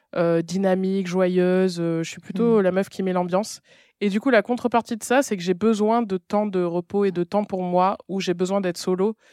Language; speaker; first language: French; native; French